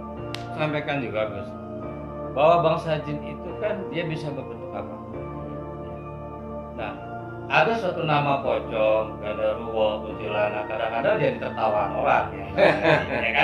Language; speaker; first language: Indonesian; native; Indonesian